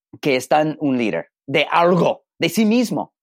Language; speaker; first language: Spanish; non-native, learner; English